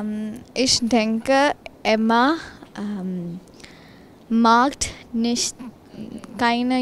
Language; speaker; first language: German; non-native, learner; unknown